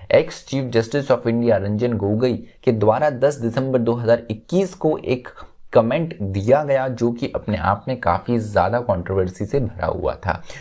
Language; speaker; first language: Hindi; native; Hindi